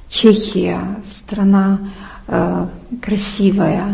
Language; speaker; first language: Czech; non-native, learner; Ukrainian